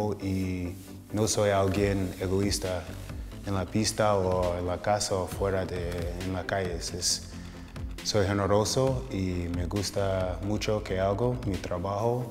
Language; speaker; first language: Spanish; non-native, fluent; English